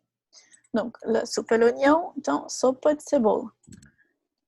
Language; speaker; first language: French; non-native, fluent; Portuguese